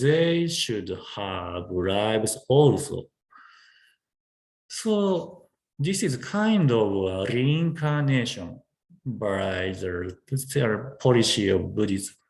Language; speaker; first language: English; non-native, learner; Japanese